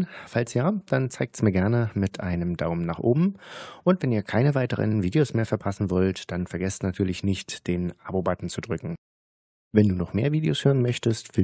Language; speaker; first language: German; native; German